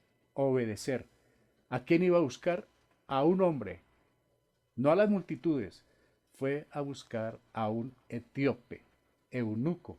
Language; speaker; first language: Spanish; native; Spanish